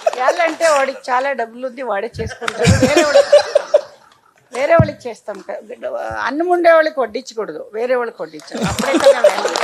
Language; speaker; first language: Telugu; early bilingual, other home language; Kannada